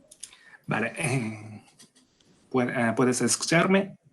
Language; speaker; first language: Spanish; non-native, learner; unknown